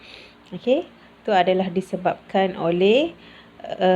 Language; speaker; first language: Malay; native; Malay